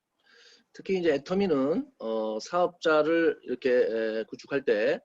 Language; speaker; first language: Korean; native; Korean